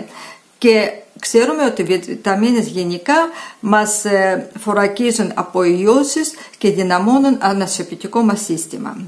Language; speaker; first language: Greek; non-native, fluent; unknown